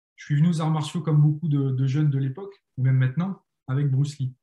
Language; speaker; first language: French; native; French